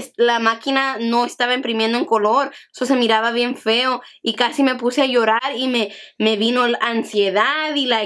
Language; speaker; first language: Spanish; early bilingual, heritage; Spanish